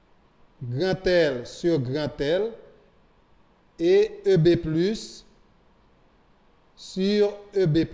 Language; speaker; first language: French; non-native, local second language; Haitian Creole